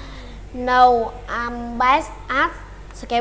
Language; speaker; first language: English; non-native, learner; Vietnamese